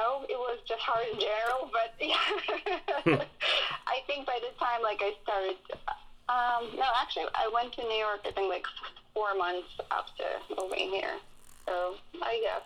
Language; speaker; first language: English; non-native, fluent; Russian